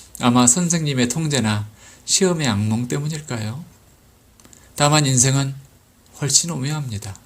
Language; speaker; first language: Korean; native; Korean